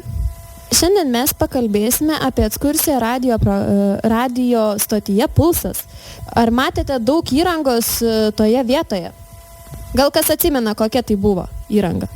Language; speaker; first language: Lithuanian; native; Lithuanian